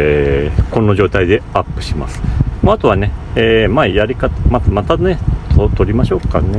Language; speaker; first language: Japanese; native; Japanese